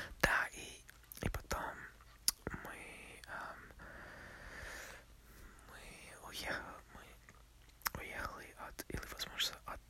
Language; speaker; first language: Russian; non-native, learner; English